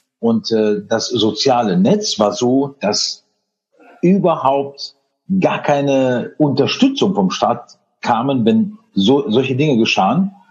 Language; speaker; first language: German; early bilingual, other home language; Spanish